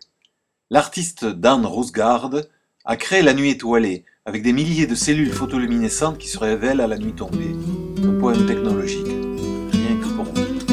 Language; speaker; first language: French; native; French